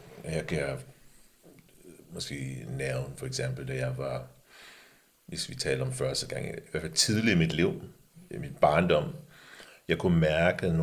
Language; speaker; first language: Danish; early bilingual, other home language; English